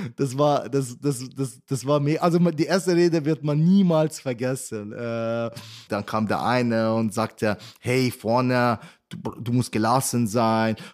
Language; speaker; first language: German; early bilingual, other home language; Arabic